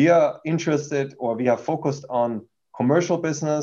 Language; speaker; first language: English; non-native, fluent; German